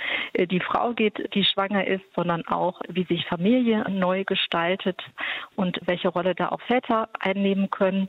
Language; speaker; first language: German; native; German